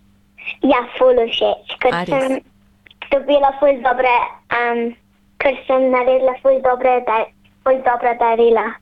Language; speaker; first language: Slovenian; early bilingual, heritage; Slovenian